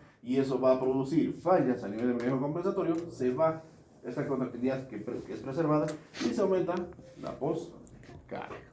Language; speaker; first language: Spanish; native; Spanish